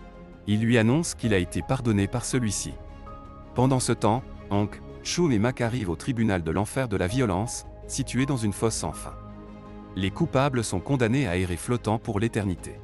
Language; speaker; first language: French; native; French